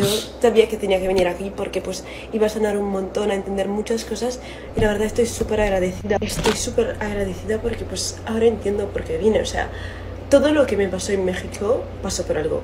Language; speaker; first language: Spanish; non-native, fluent; Italian